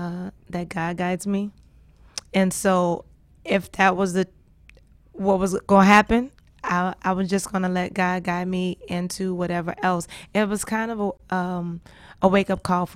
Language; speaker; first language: English; native; English